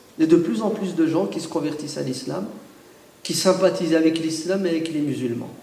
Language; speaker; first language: French; early bilingual, other home language; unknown